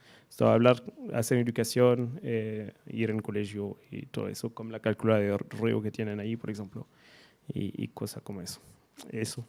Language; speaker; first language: Spanish; non-native, fluent; French